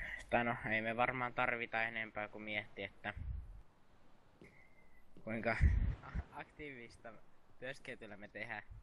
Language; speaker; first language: Finnish; native; Finnish